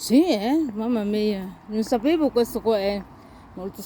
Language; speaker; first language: Italian; non-native, learner; Filipino